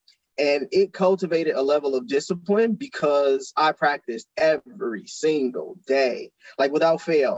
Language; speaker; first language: English; native; English